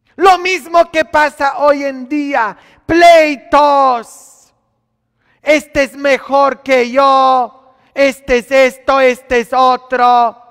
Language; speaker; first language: Spanish; non-native, fluent; Polish